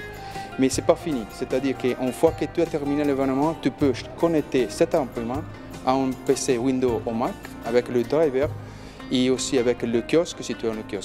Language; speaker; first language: French; non-native, learner; Spanish